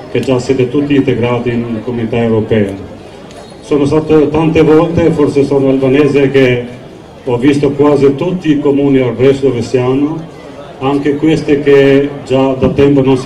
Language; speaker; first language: Italian; non-native, fluent; Albanian